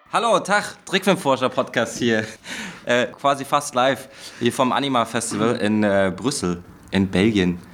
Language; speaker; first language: German; native; German